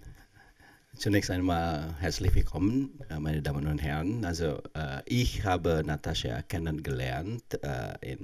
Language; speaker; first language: German; non-native, fluent; Indonesian